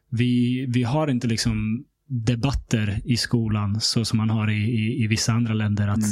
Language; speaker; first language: Swedish; early bilingual, other home language; Serbian